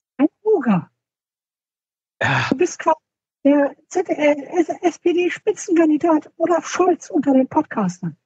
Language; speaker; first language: German; native; German